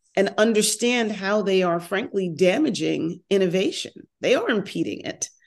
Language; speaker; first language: English; native; English